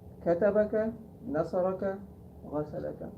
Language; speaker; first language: Arabic; non-native, learner; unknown